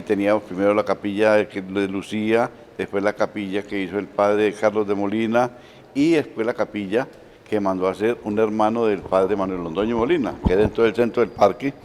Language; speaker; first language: Spanish; native; Spanish